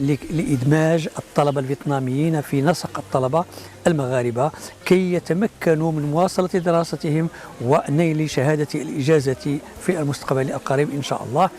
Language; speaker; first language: Arabic; native; Arabic